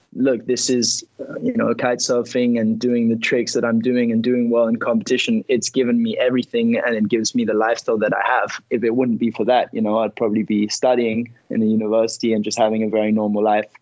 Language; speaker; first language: English; early bilingual, heritage; Spanish